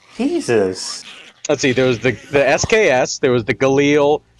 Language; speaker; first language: English; native; English